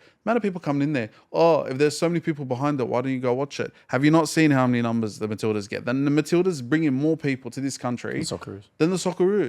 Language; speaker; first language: English; native; English